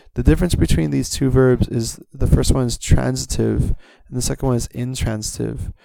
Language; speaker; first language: English; native; English